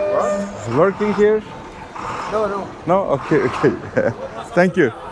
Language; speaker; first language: English; non-native, learner; Turkish